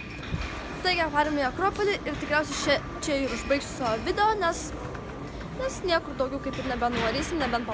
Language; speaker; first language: Lithuanian; native; Lithuanian